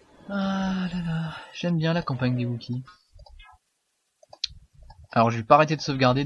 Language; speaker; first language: French; native; French